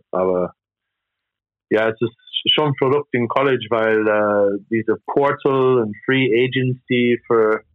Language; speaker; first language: German; non-native, fluent; English